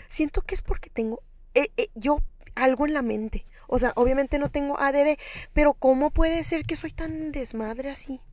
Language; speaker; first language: Spanish; early bilingual, heritage; Spanish